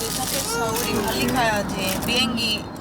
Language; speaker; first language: Korean; non-native, learner; Norwegian